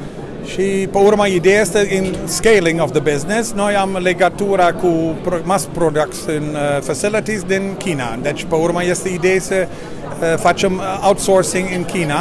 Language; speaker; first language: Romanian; non-native, learner; Dutch